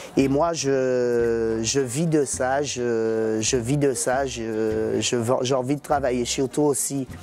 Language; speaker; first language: French; native; French